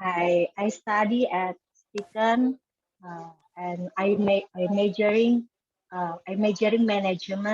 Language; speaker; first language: English; non-native, learner; Indonesian